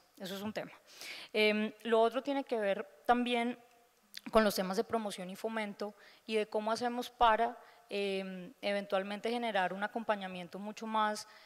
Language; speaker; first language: Spanish; native; Spanish